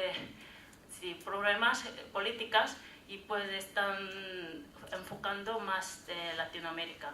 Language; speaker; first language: Spanish; non-native, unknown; Korean